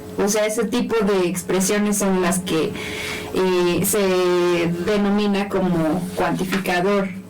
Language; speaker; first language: Spanish; non-native, local second language; Nahuatl languages